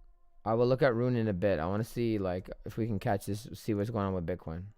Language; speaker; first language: English; native; English